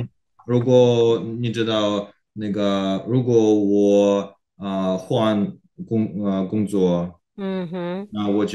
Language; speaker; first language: Chinese; non-native, learner; Korean